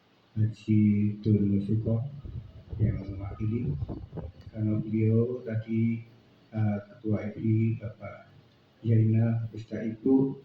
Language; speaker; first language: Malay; non-native, local second language; Javanese